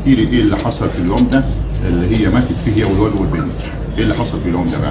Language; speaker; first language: Arabic; native; Arabic